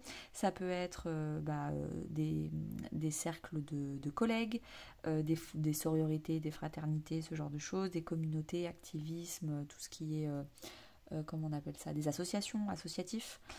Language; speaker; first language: French; native; French